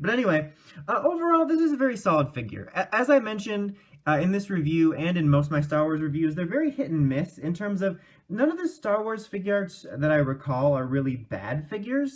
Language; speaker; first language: English; native; English